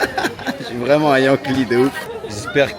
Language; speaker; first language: French; native; French